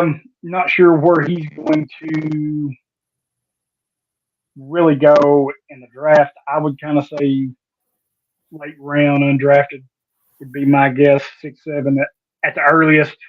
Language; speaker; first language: English; native; English